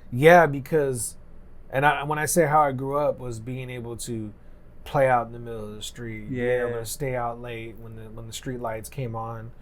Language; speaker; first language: English; native; English